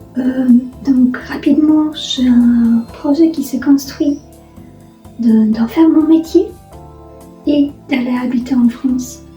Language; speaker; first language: French; non-native, fluent; Polish